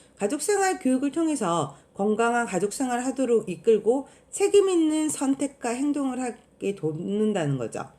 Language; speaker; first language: Korean; native; Korean